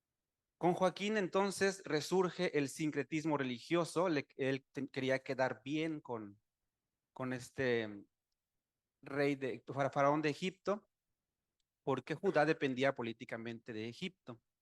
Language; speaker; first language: Spanish; native; Spanish